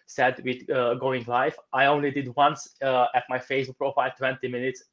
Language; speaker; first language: English; non-native, fluent; Romanian